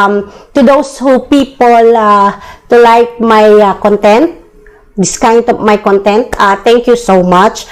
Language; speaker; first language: English; non-native, local second language; Filipino